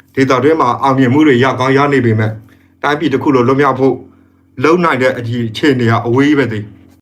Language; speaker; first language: Burmese; native; Burmese